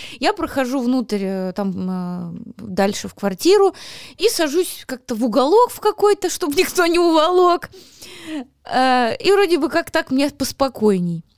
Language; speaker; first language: Russian; native; Russian